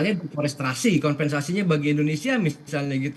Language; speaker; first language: Indonesian; native; Indonesian